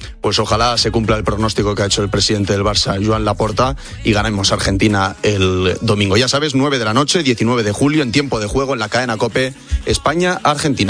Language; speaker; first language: Spanish; native; Spanish